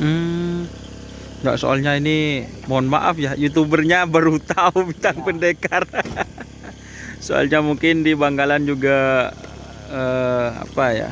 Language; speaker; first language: Indonesian; non-native, local second language; Madurese